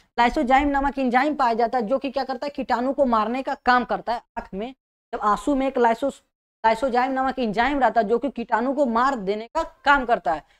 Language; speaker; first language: Hindi; native; Hindi